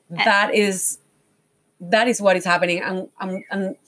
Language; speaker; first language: English; non-native, fluent; Spanish